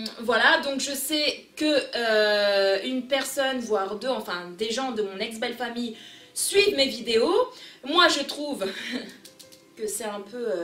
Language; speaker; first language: French; early bilingual, other home language; Portuguese